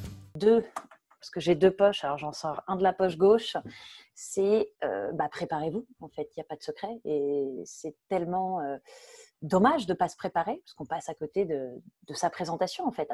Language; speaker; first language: French; native; French